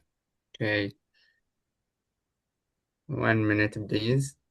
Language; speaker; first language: English; non-native, learner; Arabic